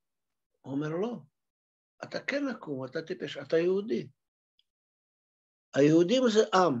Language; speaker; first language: Hebrew; non-native, fluent; Russian